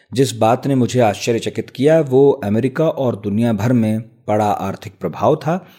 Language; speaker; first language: Hindi; native; Hindi